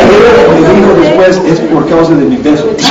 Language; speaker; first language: Spanish; non-native, learner; English